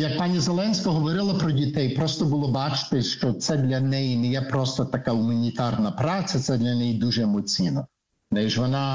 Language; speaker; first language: Ukrainian; early bilingual, heritage; Ukrainian